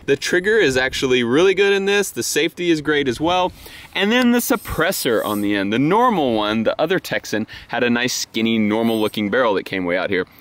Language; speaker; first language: English; native; English